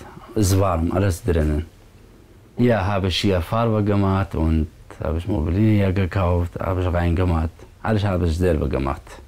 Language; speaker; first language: German; non-native, learner; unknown